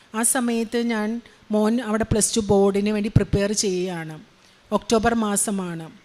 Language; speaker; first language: Malayalam; native; Malayalam